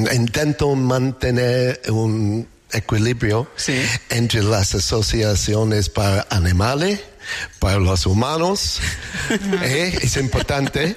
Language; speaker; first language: Spanish; non-native, learner; English